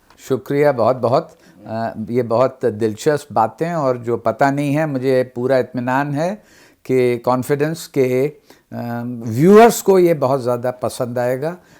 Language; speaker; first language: Urdu; native; Urdu